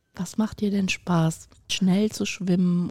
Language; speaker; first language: German; native; German